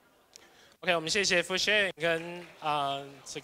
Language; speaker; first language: Chinese; native; Chinese